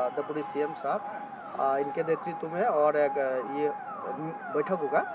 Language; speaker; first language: Hindi; non-native, local second language; Bangla